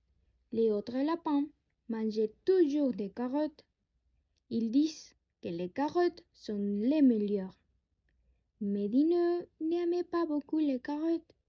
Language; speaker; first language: French; non-native, learner; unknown